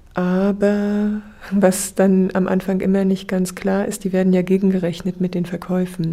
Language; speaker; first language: German; native; German